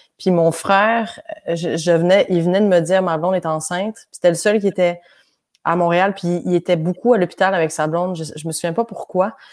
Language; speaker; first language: French; native; French